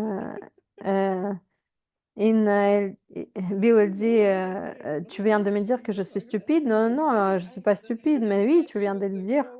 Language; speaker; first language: French; non-native, fluent; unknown